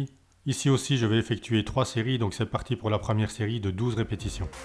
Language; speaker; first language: French; native; French